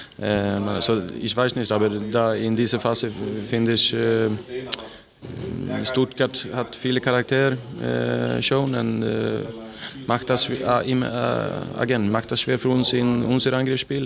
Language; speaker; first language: German; non-native, learner; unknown